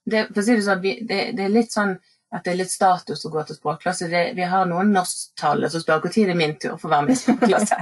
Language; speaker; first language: Norwegian; native; Norwegian